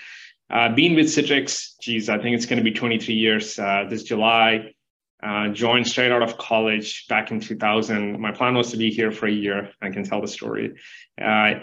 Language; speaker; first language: English; non-native, local second language; Telugu